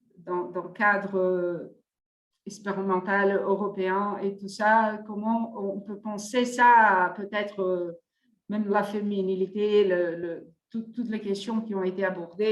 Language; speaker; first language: French; non-native, fluent; Portuguese